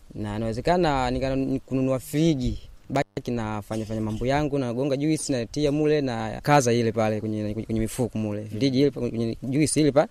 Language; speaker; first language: Swahili; non-native, local second language; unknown